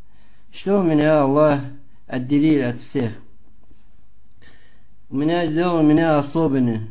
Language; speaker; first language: Russian; non-native, fluent; Arabic